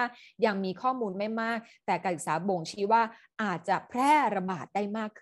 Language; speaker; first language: Thai; native; Thai